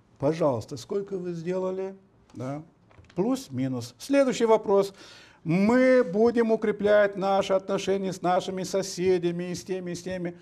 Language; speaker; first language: Russian; non-native, local second language; Romanian